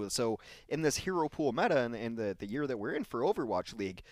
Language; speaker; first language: English; native; English